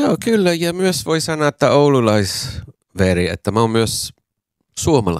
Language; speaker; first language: Finnish; non-native, learner; English